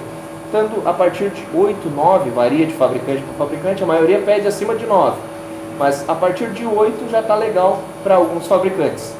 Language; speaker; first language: Portuguese; native; Portuguese